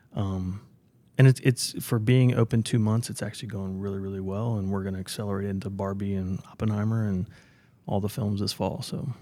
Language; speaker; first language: English; native; English